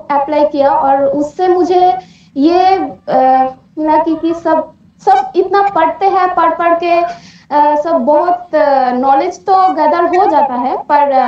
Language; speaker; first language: Hindi; native; Hindi